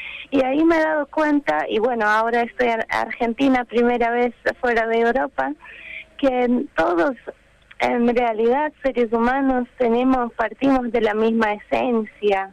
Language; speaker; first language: Spanish; non-native, fluent; Slovak